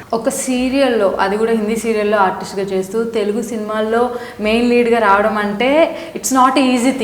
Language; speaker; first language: Telugu; native; Telugu